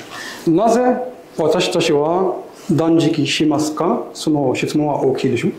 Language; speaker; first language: Japanese; non-native, learner; Arabic